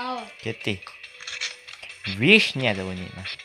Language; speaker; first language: Turkish; non-native, learner; Uzbek